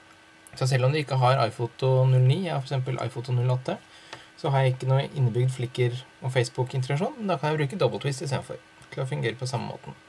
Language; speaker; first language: Norwegian; native; Norwegian